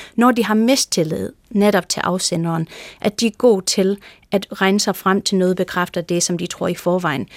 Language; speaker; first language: Danish; non-native, fluent; English